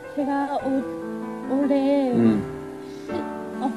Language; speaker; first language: Korean; non-native, learner; Chinese